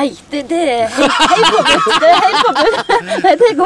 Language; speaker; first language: Norwegian; native; Norwegian